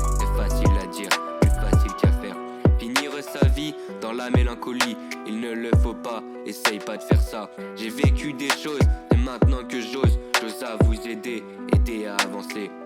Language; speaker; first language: French; native; French